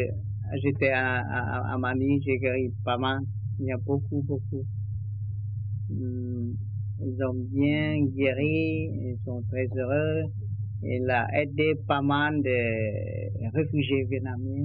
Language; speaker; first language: French; non-native, learner; Vietnamese